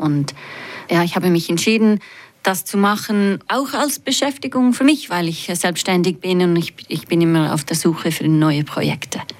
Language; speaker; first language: German; non-native, fluent; English